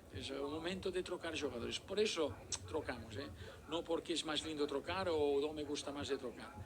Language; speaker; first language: Portuguese; non-native, learner; Spanish